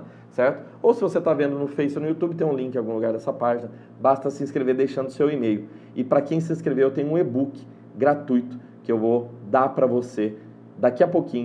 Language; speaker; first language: Portuguese; native; Portuguese